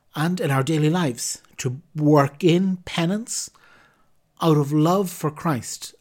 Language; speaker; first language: English; native; English